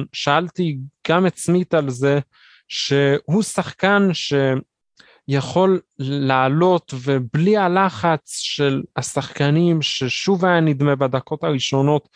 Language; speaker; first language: Hebrew; native; Hebrew